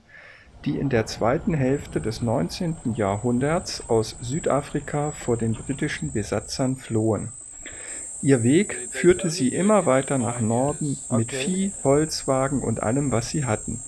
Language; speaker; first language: German; native; German